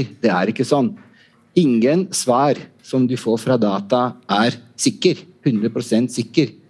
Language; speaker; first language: Norwegian; non-native, fluent; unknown